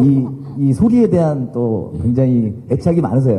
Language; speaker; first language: Korean; native; Korean